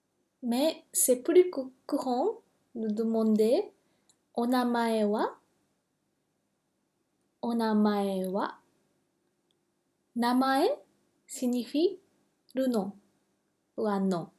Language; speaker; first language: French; non-native, fluent; Japanese